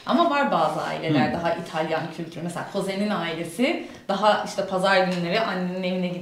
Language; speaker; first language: Turkish; native; Turkish